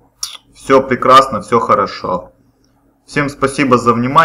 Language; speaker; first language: Russian; native; Russian